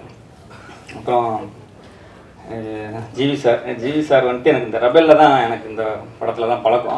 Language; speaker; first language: Tamil; native; Tamil